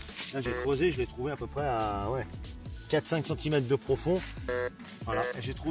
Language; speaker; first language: French; native; French